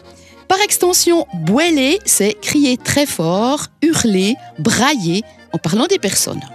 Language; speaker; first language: French; native; French